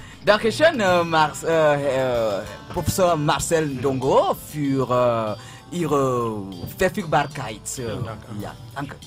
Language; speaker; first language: German; non-native, fluent; French